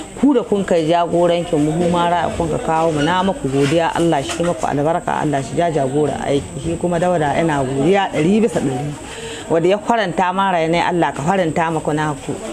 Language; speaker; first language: Hausa; native; Hausa